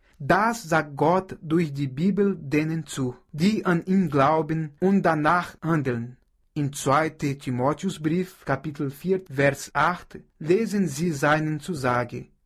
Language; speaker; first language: German; non-native, fluent; Portuguese